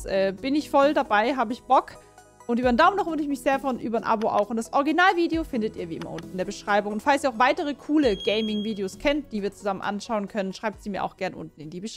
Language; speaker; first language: German; native; German